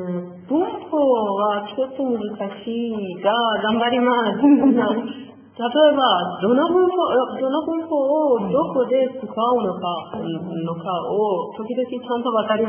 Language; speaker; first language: Japanese; non-native, learner; Persian